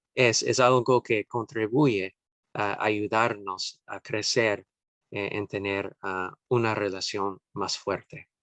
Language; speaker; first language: Spanish; non-native, fluent; English